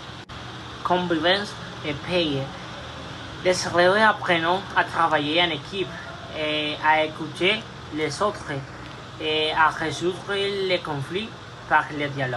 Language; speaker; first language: French; non-native, fluent; Spanish